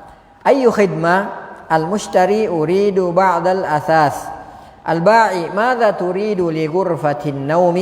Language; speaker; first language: Arabic; non-native, fluent; Indonesian